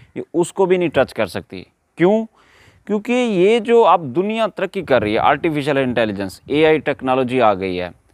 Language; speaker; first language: Urdu; non-native, local second language; Saraiki